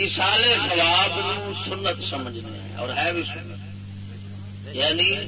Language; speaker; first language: Urdu; non-native, local second language; Punjabi